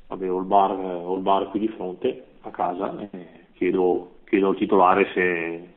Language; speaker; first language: Italian; native; Italian